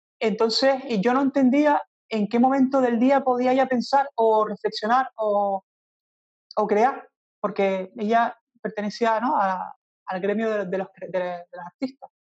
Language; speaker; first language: Spanish; native; Spanish